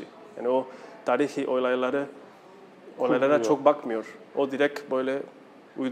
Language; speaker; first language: Turkish; non-native, fluent; Spanish